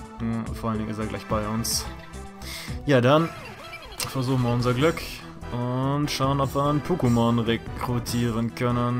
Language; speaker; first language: German; native; German